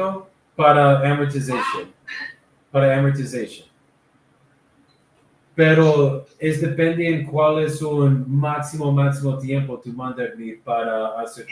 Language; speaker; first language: Spanish; non-native, learner; English